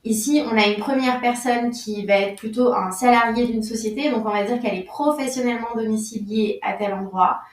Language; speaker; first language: French; native; French